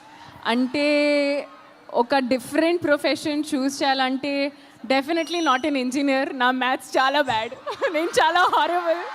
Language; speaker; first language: Telugu; non-native, learner; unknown